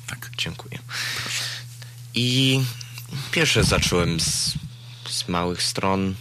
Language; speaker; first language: Polish; early bilingual, heritage; Polish